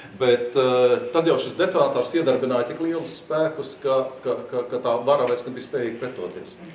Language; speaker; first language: Latvian; non-native, local second language; Russian